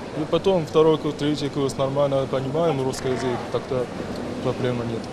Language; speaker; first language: Russian; non-native, learner; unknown